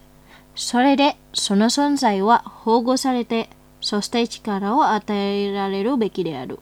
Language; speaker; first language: Japanese; non-native, fluent; Indonesian